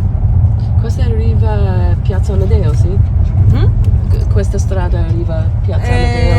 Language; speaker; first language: Italian; non-native, learner; English